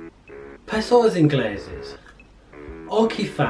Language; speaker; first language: Portuguese; non-native, learner; English